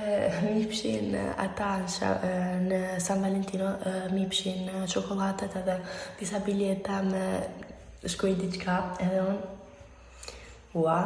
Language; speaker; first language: Albanian; early bilingual, heritage; Albanian